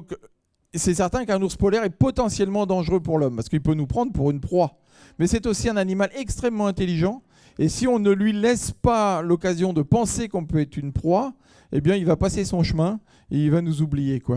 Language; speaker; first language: French; native; French